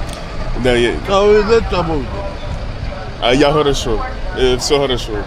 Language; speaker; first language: Russian; non-native, learner; English